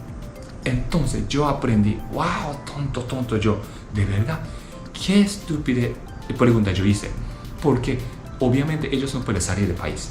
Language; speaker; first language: Spanish; non-native, learner; Japanese